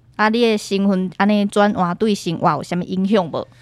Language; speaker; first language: Min Nan Chinese; non-native, local second language; Chinese